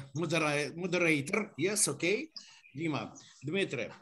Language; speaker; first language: English; non-native, learner; Ukrainian